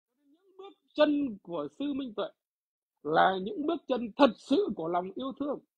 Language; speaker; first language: Vietnamese; native; Vietnamese